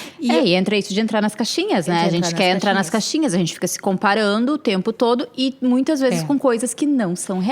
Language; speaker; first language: Portuguese; native; Portuguese